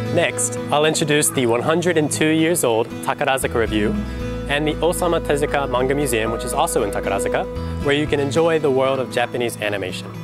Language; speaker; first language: English; native; English